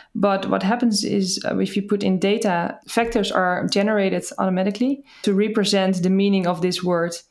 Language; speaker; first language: English; non-native, fluent; Dutch